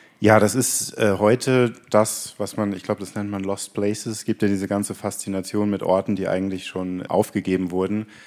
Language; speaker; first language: German; native; German